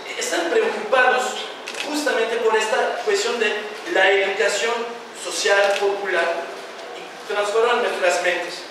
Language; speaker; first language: Spanish; non-native, fluent; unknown